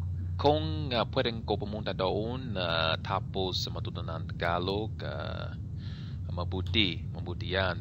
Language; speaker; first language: Filipino; non-native, learner; English